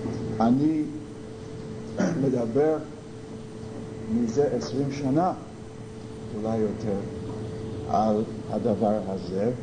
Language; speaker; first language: Hebrew; non-native, fluent; English